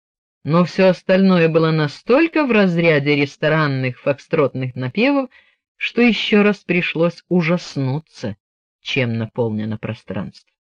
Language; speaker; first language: Russian; native; Russian